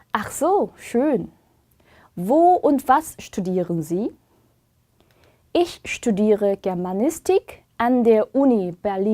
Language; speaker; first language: German; non-native, fluent; Korean